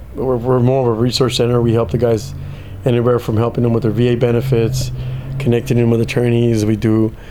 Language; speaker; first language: English; native; English